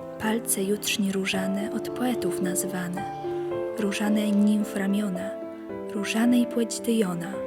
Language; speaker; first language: Polish; native; Polish